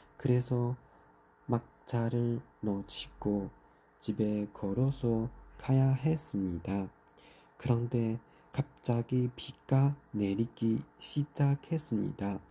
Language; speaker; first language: Korean; non-native, learner; Chinese